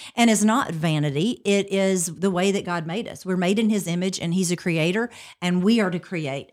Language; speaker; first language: English; native; English